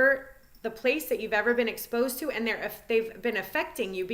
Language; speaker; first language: English; native; English